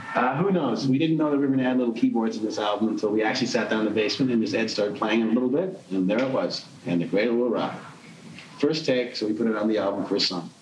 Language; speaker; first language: English; non-native, fluent; Dutch